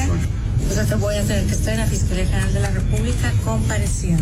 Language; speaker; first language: Spanish; native; Spanish